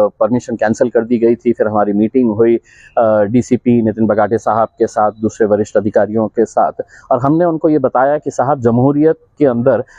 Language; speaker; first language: Urdu; native; Urdu